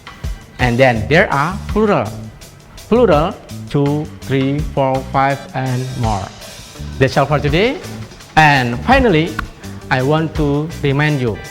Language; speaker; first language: English; non-native, fluent; Indonesian